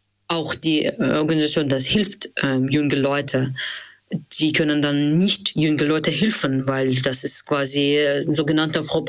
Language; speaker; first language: German; non-native, learner; Russian